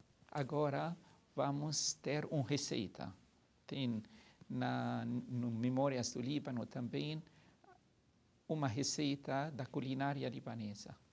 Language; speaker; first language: Portuguese; non-native, fluent; Arabic